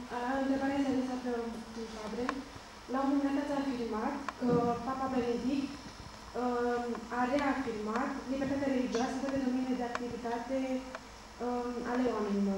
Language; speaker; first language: Romanian; native; Romanian